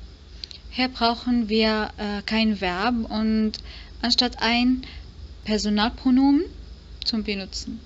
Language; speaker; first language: German; non-native, fluent; Arabic